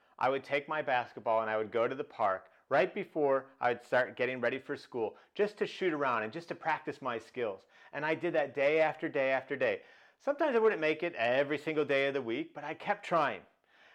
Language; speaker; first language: English; native; English